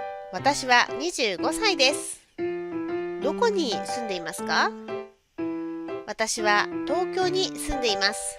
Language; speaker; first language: Japanese; non-native, fluent; Hindi